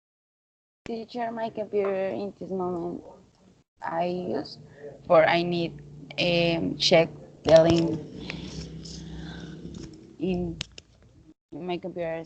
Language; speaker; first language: English; non-native, learner; Spanish